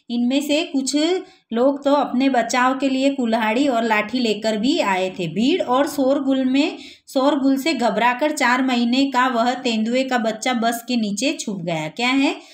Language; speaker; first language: Hindi; non-native, local second language; Gujarati